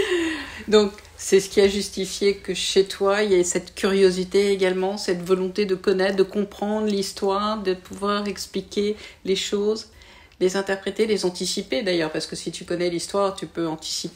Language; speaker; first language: French; native; French